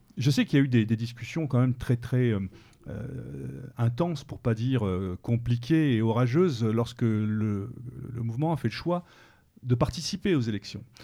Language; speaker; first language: French; native; French